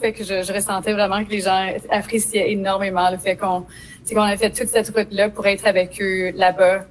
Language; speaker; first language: French; native; French